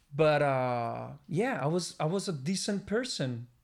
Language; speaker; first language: English; non-native, fluent; Italian